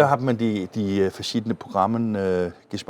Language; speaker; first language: German; non-native, fluent; Danish